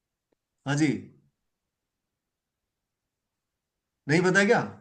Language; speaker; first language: Hindi; native; Hindi